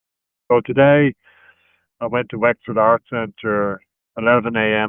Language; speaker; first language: English; native; English